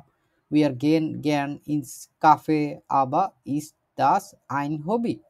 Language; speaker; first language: German; non-native, learner; Bangla